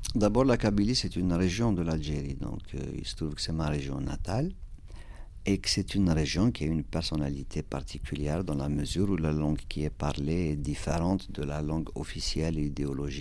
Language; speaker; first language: French; non-native, local second language; Kabyle